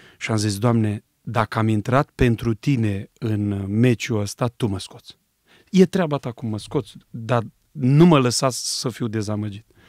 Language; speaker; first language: Romanian; native; Romanian